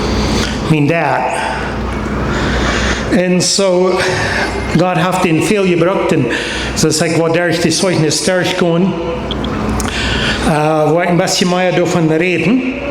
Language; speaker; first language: German; non-native, learner; Plautdietsch